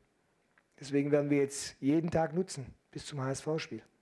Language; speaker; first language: German; native; German